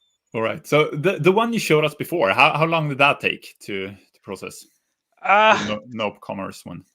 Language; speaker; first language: English; non-native, fluent; Swedish